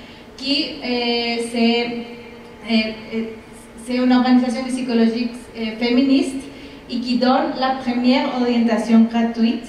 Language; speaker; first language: French; non-native, fluent; Spanish